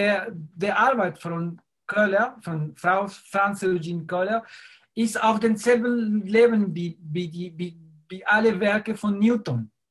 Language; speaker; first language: German; non-native, fluent; Spanish